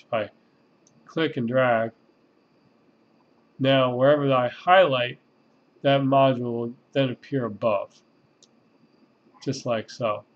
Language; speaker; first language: English; native; English